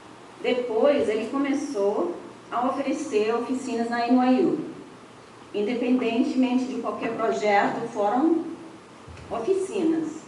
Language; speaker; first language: Portuguese; non-native, fluent; English